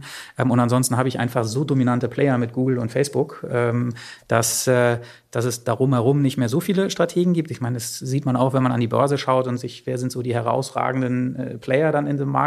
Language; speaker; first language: German; native; German